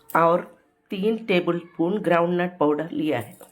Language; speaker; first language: Hindi; non-native, local second language; Malayalam